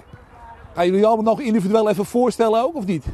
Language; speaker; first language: Dutch; native; Dutch